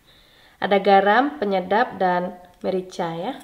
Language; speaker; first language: Indonesian; native; Indonesian